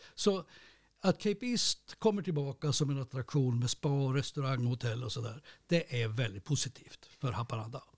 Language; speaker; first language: Swedish; native; Swedish